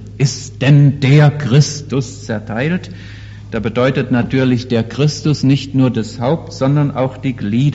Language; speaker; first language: German; native; German